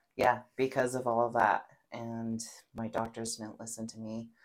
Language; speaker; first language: English; native; English